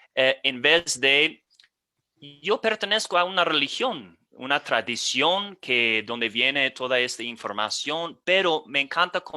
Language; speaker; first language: Spanish; non-native, fluent; English